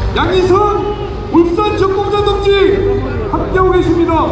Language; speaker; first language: Korean; native; Korean